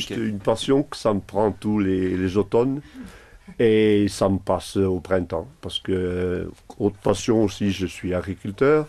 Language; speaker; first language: French; non-native, local second language; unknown